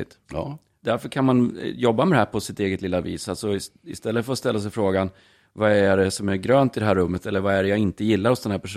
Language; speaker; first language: Swedish; native; Swedish